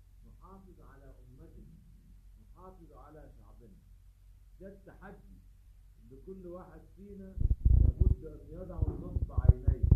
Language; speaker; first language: Arabic; native; Arabic